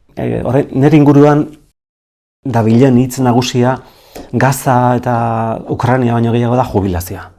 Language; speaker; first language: Basque; native; Basque